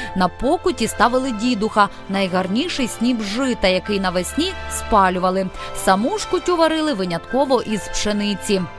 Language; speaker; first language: Ukrainian; native; Ukrainian